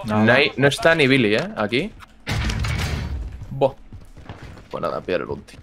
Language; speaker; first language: Spanish; native; Spanish